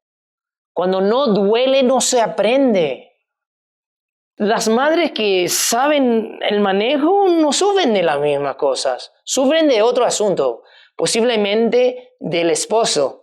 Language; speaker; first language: Spanish; non-native, fluent; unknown